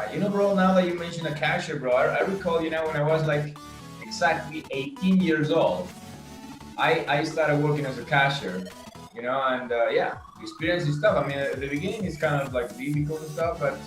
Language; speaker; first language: English; non-native, fluent; Spanish